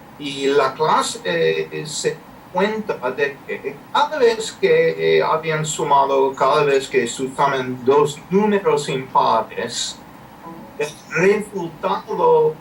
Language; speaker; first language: Spanish; non-native, fluent; English